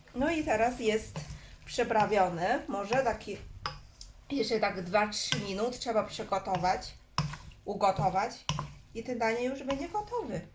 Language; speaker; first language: Polish; non-native, learner; Chinese